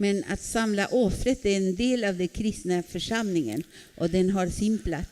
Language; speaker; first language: Swedish; non-native, fluent; Spanish